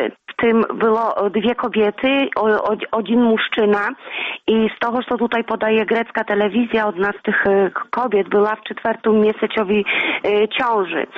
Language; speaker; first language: Polish; non-native, local second language; Belarusian